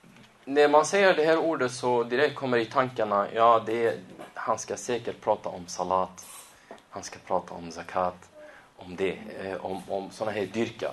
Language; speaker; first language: Swedish; non-native, fluent; Arabic